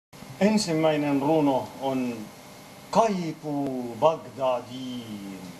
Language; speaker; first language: Finnish; non-native, learner; Arabic